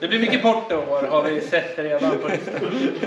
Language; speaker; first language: Swedish; native; Swedish